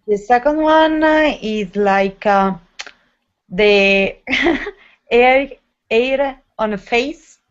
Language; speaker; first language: English; non-native, learner; Italian